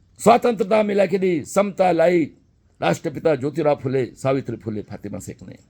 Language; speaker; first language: Hindi; non-native, local second language; Marathi